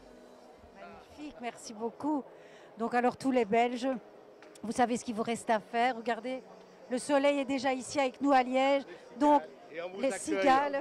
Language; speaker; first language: French; native; French